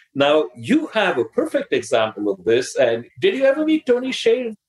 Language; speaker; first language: English; non-native, local second language; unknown